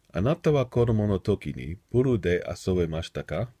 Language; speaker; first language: Japanese; non-native, learner; English